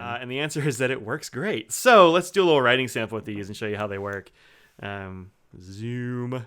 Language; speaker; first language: English; native; English